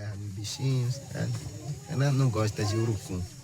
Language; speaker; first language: Portuguese; non-native, local second language; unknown